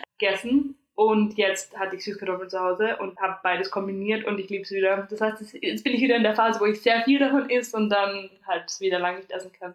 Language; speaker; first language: German; native; German